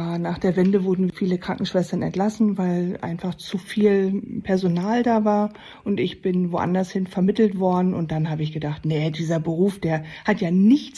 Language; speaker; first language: German; native; German